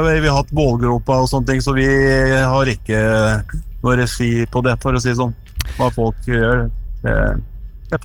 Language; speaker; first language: Norwegian; native; Norwegian